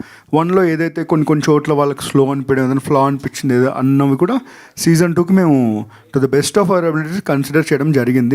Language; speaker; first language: Telugu; native; Telugu